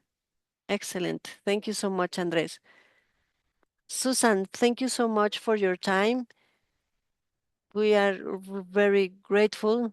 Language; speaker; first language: English; non-native, fluent; Spanish